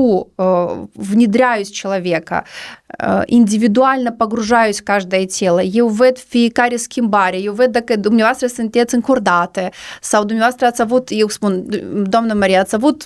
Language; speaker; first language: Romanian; non-native, local second language; Russian